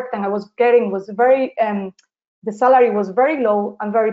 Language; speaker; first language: English; non-native, fluent; Spanish